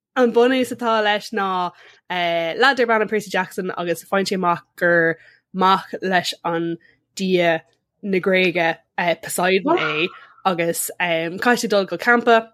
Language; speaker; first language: Irish; non-native, local second language; English